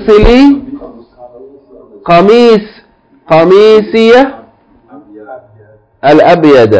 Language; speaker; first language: Arabic; non-native, fluent; English